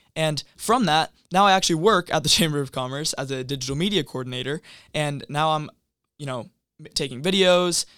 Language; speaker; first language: English; native; English